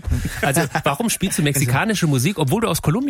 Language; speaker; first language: German; native; German